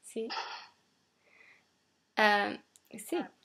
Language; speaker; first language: Spanish; non-native, learner; English